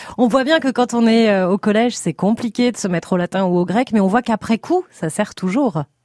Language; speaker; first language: French; native; French